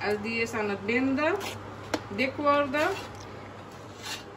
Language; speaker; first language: Dutch; non-native, local second language; Caribbean Hindustani